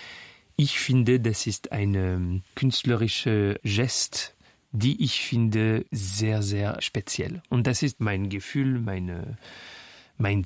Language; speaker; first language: German; non-native, fluent; French